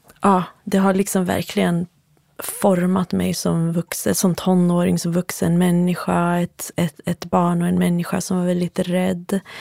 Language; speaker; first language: Swedish; early bilingual, other home language; Central Kurdish